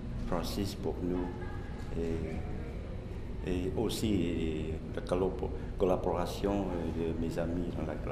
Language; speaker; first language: French; non-native, learner; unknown